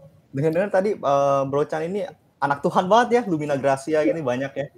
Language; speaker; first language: Indonesian; native; Indonesian